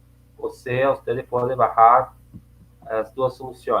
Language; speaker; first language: Spanish; non-native, learner; Portuguese